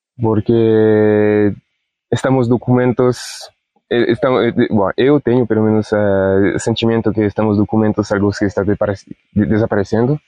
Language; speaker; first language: Portuguese; non-native, fluent; Spanish